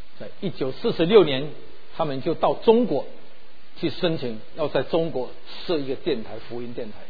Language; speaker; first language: Chinese; early bilingual, heritage; Chinese